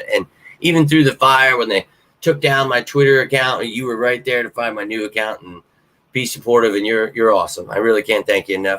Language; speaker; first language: English; native; English